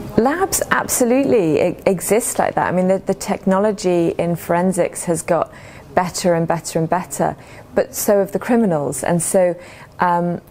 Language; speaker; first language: English; native; English